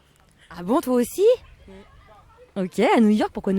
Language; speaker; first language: French; native; French